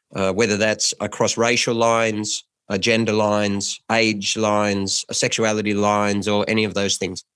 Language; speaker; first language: English; native; English